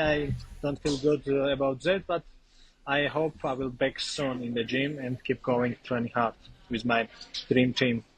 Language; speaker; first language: English; non-native, learner; Georgian